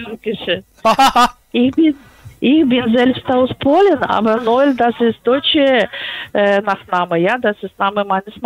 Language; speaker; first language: German; non-native, fluent; Polish